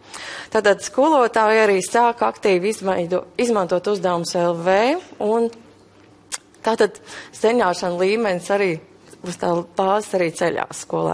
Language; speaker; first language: Latvian; native; Latvian